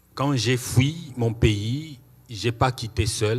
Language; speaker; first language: French; non-native, local second language; Swahili